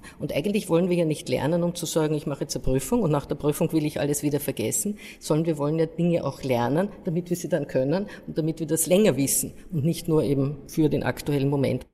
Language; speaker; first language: German; native; German